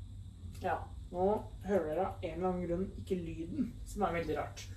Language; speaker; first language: Norwegian; native; Norwegian